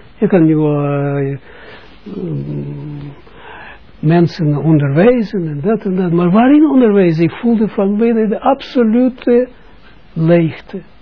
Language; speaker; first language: Dutch; non-native, fluent; Russian